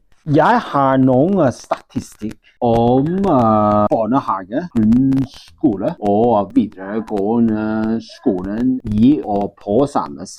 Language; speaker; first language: Norwegian; non-native, learner; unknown